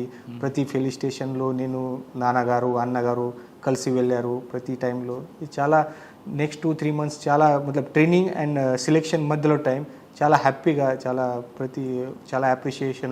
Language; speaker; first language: Telugu; non-native, learner; Marathi